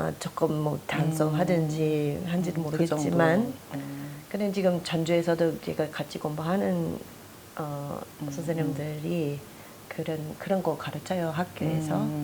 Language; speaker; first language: Korean; non-native, fluent; English